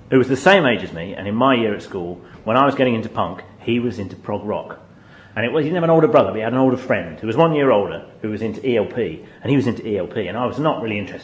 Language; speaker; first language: English; native; English